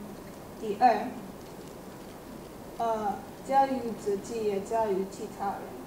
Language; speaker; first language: Chinese; non-native, learner; Indonesian